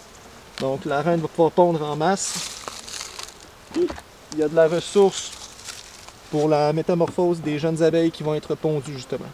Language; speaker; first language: French; native; French